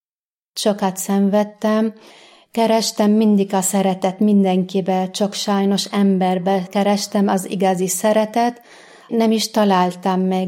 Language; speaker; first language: Hungarian; non-native, fluent; Arabic